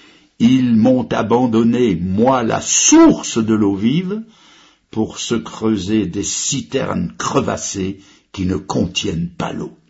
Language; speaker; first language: French; native; French